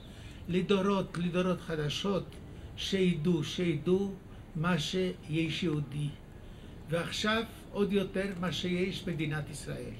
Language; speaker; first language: Hebrew; non-native, fluent; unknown